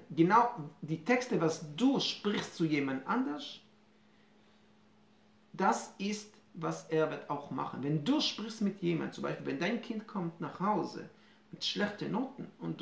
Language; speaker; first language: German; non-native, fluent; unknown